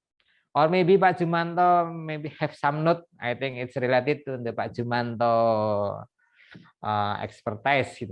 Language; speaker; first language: English; non-native, fluent; Indonesian